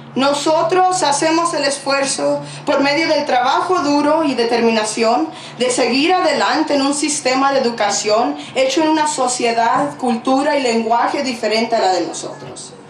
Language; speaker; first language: Spanish; early bilingual, other home language; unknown